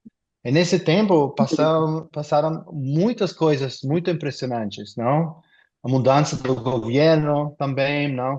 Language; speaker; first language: Portuguese; non-native, fluent; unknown